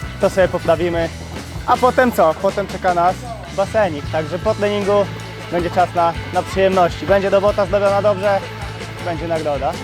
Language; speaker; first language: Polish; native; Polish